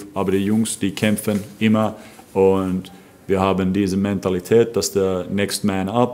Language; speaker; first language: German; non-native, fluent; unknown